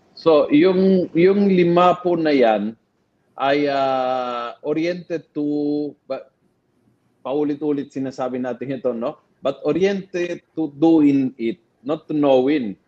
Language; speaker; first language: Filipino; non-native, fluent; Spanish